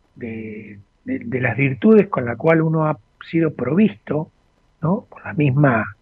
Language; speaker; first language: Spanish; native; Spanish